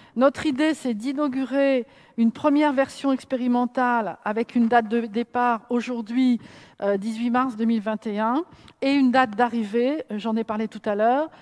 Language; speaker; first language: French; native; French